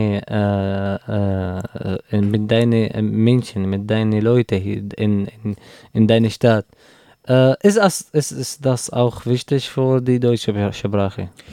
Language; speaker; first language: German; non-native, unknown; Arabic